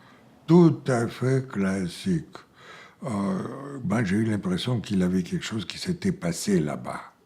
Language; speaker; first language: French; non-native, fluent; Bulgarian